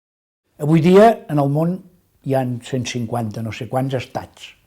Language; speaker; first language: Catalan; native; Catalan